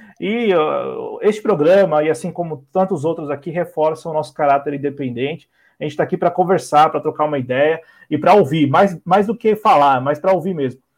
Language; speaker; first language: Portuguese; native; Portuguese